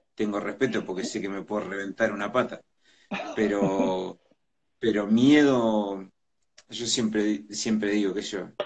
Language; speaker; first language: Spanish; native; Spanish